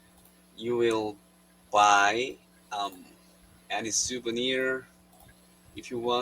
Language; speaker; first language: English; non-native, learner; Korean